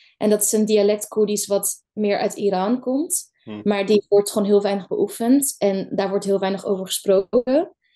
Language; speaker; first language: Dutch; early bilingual, other home language; Kurdish